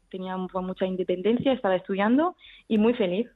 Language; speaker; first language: Spanish; early bilingual, heritage; French